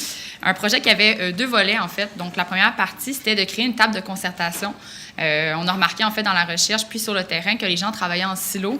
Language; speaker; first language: French; native; French